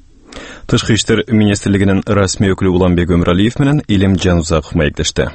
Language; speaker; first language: Kyrgyz; native; Kyrgyz